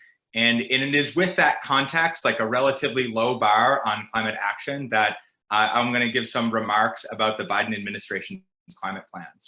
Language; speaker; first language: English; native; English